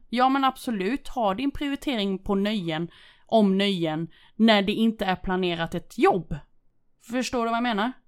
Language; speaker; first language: Swedish; early bilingual, other home language; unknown